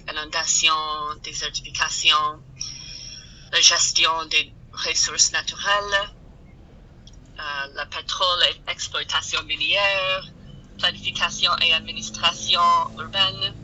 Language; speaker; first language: French; non-native, learner; English